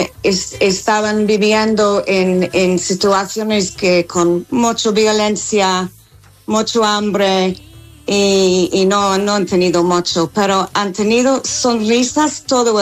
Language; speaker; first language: Spanish; non-native, fluent; English